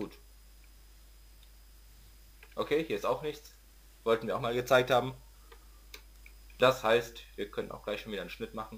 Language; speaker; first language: German; native; German